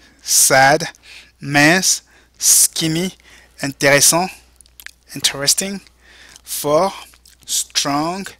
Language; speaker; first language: English; non-native, fluent; French